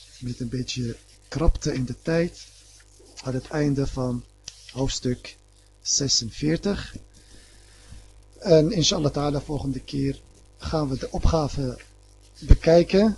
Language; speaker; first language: Dutch; early bilingual, other home language; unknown